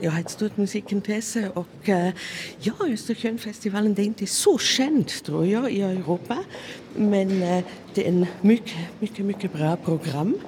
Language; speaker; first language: Swedish; non-native, learner; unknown